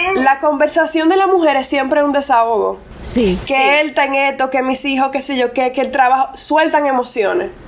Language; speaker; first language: Spanish; non-native, local second language; English